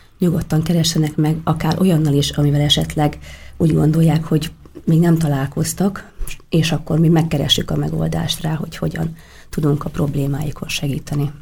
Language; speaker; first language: Hungarian; native; Hungarian